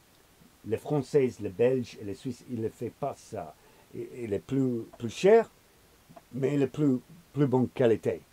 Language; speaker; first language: French; non-native, learner; English